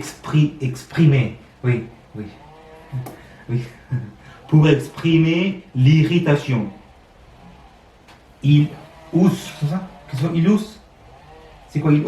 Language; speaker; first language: French; non-native, learner; Sinhala